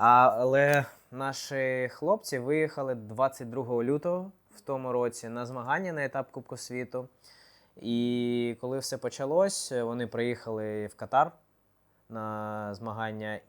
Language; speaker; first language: Ukrainian; non-native, local second language; Russian